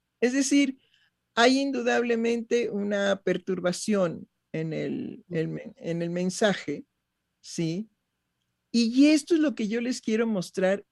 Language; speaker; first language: Spanish; native; Spanish